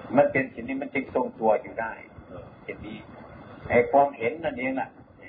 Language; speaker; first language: Thai; non-native, local second language; Lao